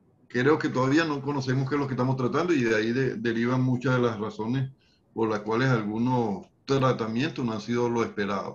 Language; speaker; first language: Spanish; native; Spanish